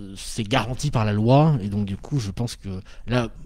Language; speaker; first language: French; native; French